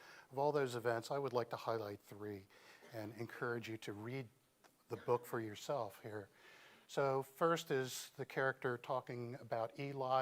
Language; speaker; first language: English; native; English